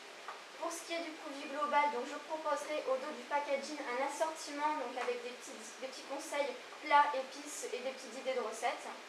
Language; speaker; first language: French; native; French